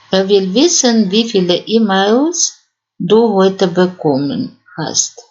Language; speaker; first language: German; non-native, fluent; Russian